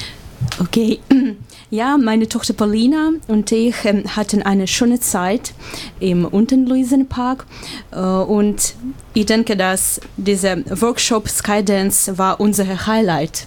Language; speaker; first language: German; non-native, learner; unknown